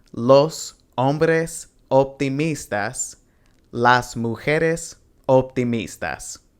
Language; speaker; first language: Spanish; non-native, fluent; English